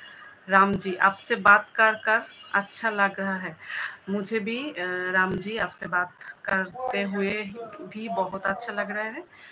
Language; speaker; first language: Hindi; non-native, learner; Bangla